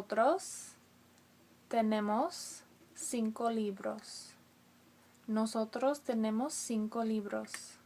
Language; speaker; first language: Spanish; non-native, fluent; English